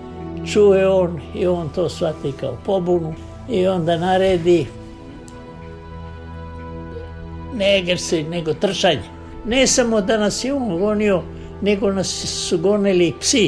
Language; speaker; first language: Bosnian; native; Bosnian